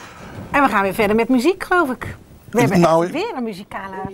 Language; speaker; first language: Dutch; native; Dutch